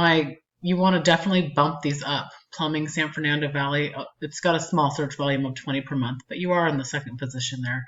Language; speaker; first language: English; native; English